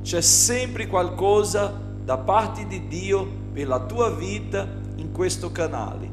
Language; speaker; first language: Italian; non-native, fluent; Portuguese